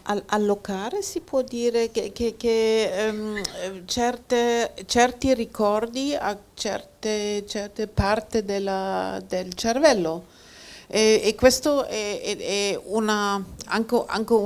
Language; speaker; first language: Italian; non-native, fluent; German